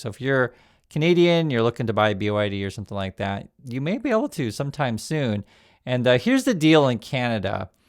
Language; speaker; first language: English; native; English